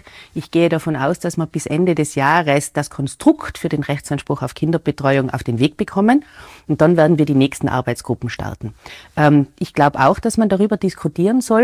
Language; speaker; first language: German; native; German